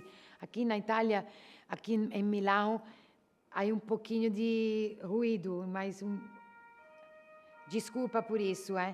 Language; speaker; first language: Portuguese; non-native, learner; Italian